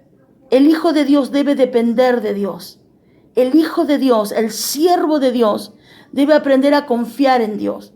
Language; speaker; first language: Spanish; native; Spanish